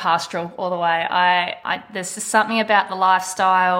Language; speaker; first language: English; native; English